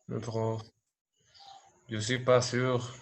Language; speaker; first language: French; non-native, learner; Spanish